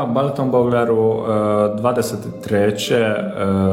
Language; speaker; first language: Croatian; non-native, local second language; Hungarian